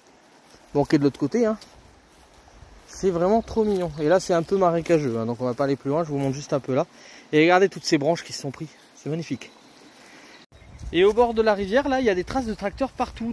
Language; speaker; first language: French; native; French